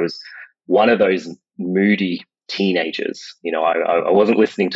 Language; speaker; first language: English; native; English